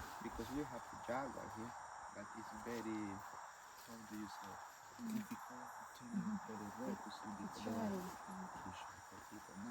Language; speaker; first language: English; non-native, local second language; Spanish